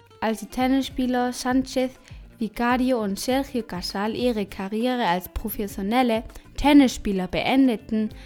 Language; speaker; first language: German; non-native, fluent; Spanish